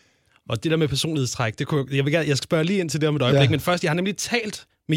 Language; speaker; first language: Danish; native; Danish